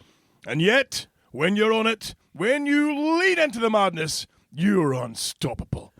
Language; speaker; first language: English; native; English